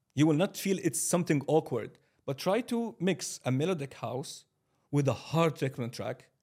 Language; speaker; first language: English; non-native, fluent; Arabic